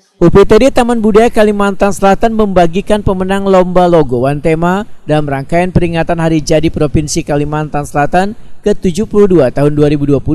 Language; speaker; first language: Indonesian; non-native, local second language; Banjar